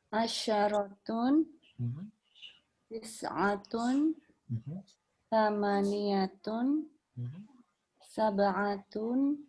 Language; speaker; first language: Arabic; non-native, learner; Indonesian